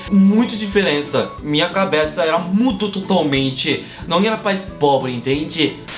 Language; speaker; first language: Portuguese; non-native, fluent; Korean